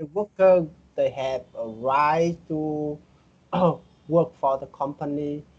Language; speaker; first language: English; non-native, learner; Vietnamese